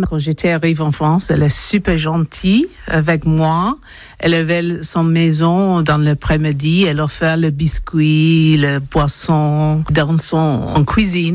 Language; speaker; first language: French; non-native, learner; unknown